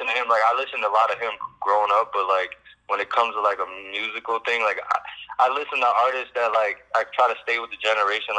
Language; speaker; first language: English; native; English